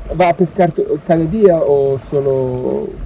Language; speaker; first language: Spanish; non-native, learner; Italian